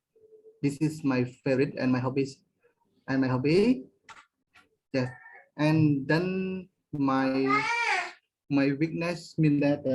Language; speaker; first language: English; non-native, learner; Khmer